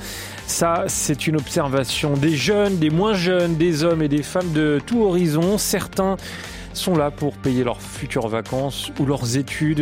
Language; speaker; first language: French; native; French